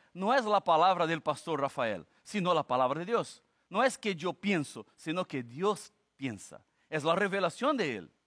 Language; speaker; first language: Spanish; non-native, fluent; Portuguese